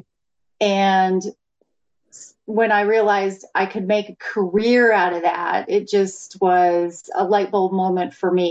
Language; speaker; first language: English; native; English